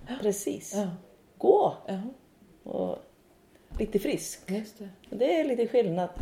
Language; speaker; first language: Swedish; non-native, fluent; Icelandic